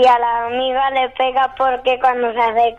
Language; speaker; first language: Spanish; native; Spanish